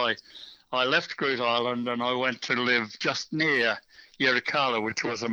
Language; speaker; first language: English; native; English